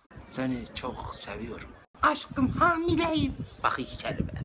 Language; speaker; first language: Turkish; native; Turkish